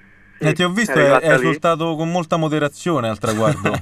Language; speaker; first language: Italian; native; Italian